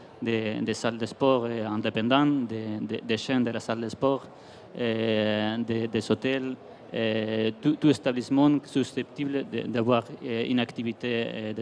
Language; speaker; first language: French; non-native, fluent; Spanish